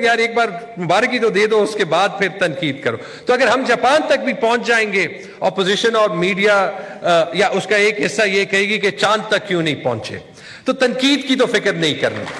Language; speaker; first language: Urdu; non-native, local second language; Pashto